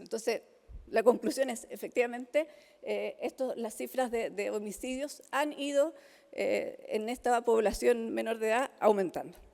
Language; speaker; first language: Spanish; native; Spanish